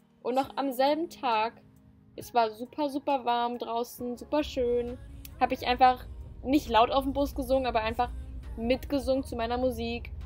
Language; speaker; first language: German; native; German